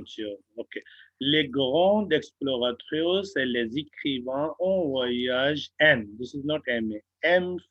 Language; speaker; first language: French; non-native, fluent; Hindi